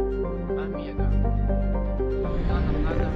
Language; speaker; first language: Russian; native; Russian